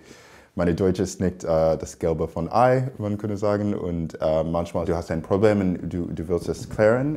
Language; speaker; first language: German; non-native, fluent; English